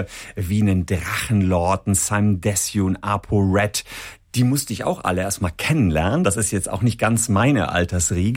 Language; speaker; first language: German; native; German